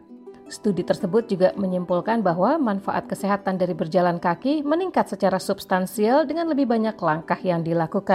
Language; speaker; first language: Indonesian; native; Indonesian